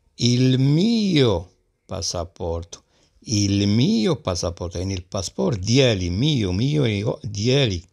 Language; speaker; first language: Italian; non-native, learner; Arabic